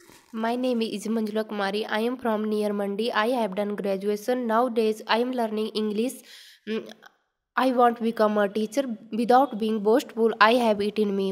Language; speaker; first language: English; non-native, learner; Hindi